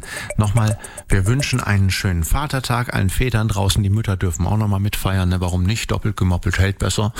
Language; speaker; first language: German; native; German